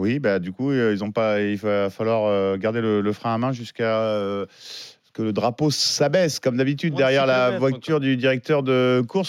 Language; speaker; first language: French; native; French